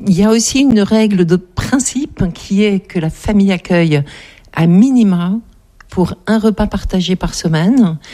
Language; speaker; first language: French; native; French